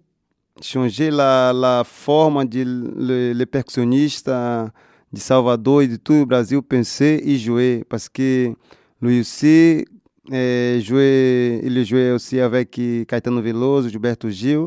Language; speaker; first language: French; non-native, learner; Portuguese